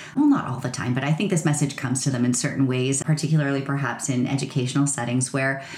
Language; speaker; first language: English; native; English